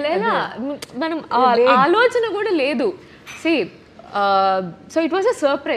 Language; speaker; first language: Telugu; non-native, learner; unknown